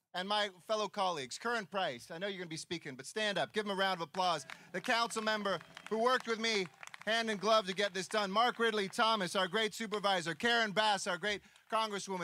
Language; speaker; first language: English; native; English